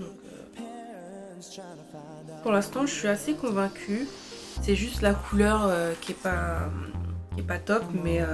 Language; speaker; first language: French; native; French